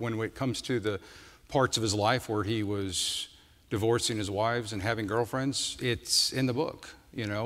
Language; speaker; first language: English; native; English